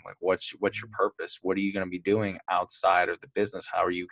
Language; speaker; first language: English; native; English